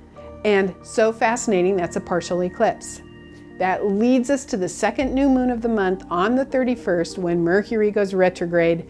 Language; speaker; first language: English; native; English